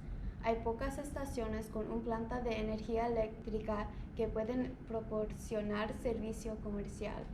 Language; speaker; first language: Spanish; non-native, learner; English